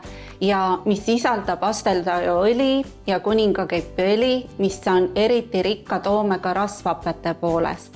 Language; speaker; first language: Estonian; native; Estonian